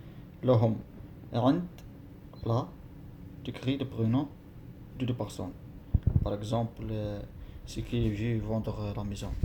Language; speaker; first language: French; non-native, learner; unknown